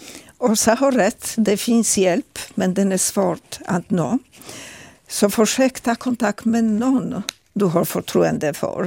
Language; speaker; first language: Swedish; non-native, fluent; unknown